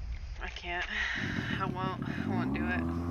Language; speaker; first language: English; native; English